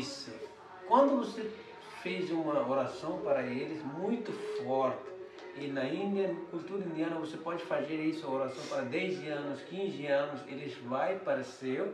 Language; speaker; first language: Portuguese; non-native, learner; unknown